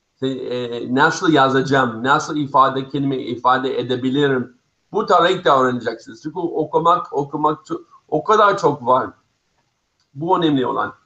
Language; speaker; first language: Turkish; non-native, fluent; English